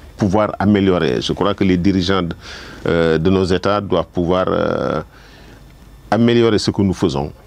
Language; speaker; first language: French; non-native, local second language; Wolof